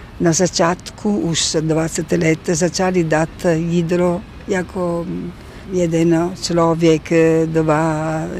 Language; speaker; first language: Czech; non-native, learner; Italian